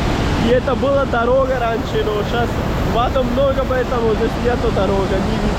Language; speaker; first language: Russian; non-native, learner; Pashto